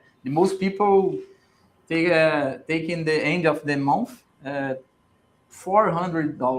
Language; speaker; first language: English; non-native, learner; Portuguese